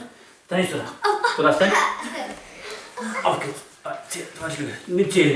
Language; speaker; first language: German; native; German